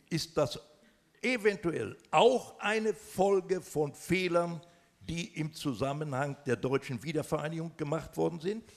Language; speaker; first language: German; native; German